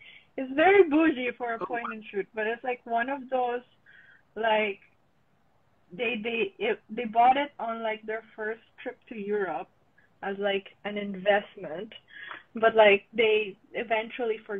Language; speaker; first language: English; non-native, local second language; Filipino